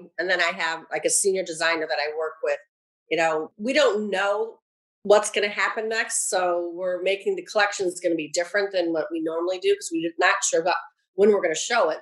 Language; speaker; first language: English; native; English